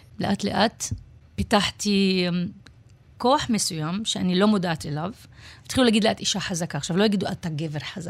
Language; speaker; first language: Hebrew; non-native, local second language; Arabic